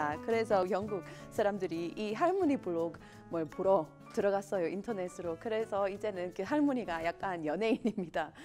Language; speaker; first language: Korean; non-native, fluent; English